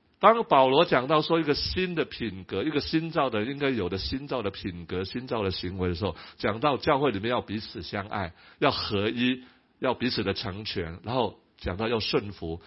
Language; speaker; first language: Chinese; non-native, local second language; Cantonese